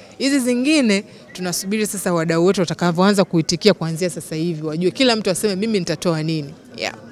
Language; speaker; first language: Swahili; native; Swahili